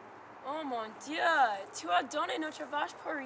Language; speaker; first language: French; non-native, learner; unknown